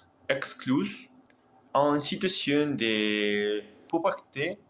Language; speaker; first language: French; non-native, learner; Spanish